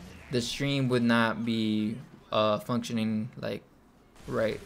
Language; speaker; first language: English; early bilingual, other home language; Spanish